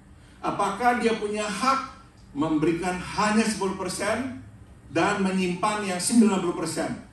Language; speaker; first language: Indonesian; native; Indonesian